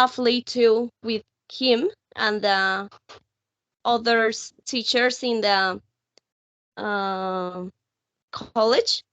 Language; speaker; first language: English; non-native, learner; Spanish